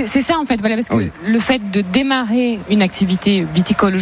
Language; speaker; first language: French; native; French